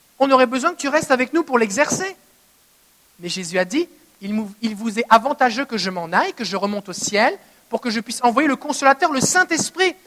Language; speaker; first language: French; native; French